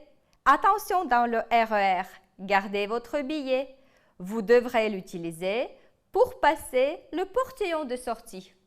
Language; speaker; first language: French; non-native, fluent; Ukrainian